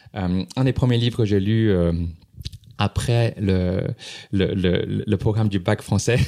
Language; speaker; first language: French; non-native, fluent; Chinese